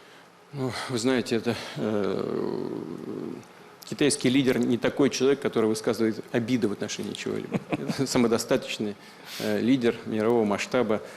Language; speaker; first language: Russian; native; Russian